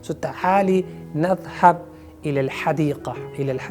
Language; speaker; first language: Arabic; non-native, fluent; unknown